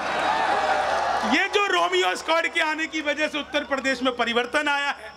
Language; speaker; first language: Hindi; native; Hindi